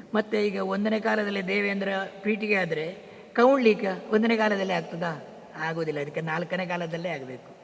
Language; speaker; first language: Kannada; non-native, local second language; Tulu